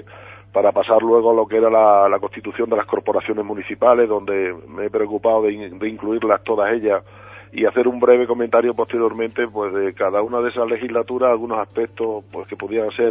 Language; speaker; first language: Spanish; native; Spanish